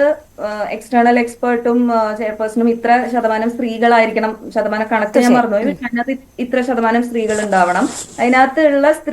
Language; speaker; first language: Malayalam; native; Malayalam